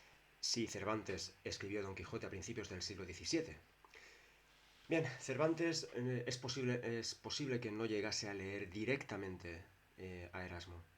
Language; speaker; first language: Spanish; native; Spanish